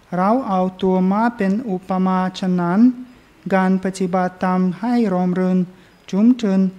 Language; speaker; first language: Thai; non-native, fluent; English